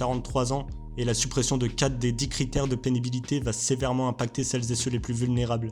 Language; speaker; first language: French; native; French